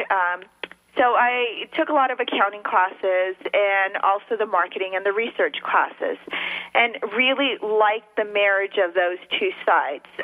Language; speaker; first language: English; early bilingual, other home language; Spanish